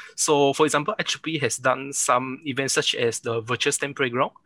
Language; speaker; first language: English; non-native, local second language; Chinese